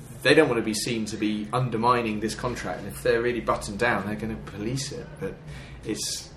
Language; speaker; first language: English; native; English